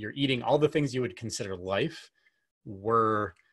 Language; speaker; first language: English; native; English